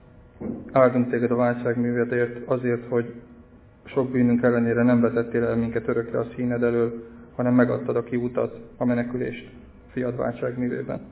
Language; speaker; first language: Hungarian; native; Hungarian